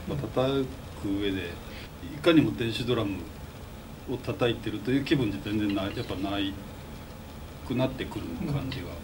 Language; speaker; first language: Japanese; native; Japanese